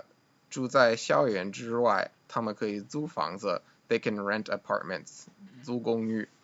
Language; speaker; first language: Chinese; non-native, fluent; English